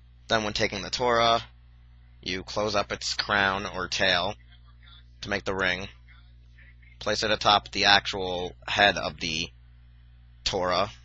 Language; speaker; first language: English; native; English